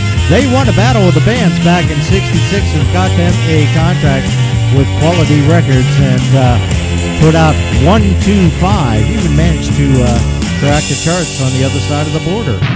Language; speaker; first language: English; native; English